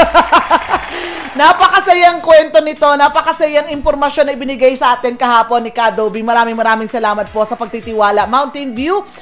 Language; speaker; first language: Filipino; native; Filipino